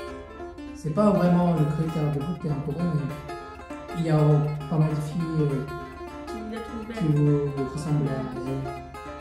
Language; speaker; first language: French; non-native, fluent; Korean